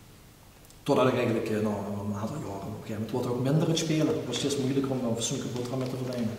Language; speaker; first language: Dutch; native; Dutch